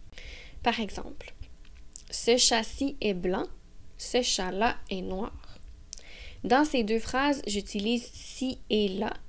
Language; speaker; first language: French; native; French